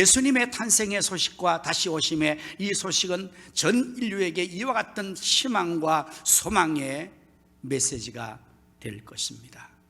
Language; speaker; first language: Korean; native; Korean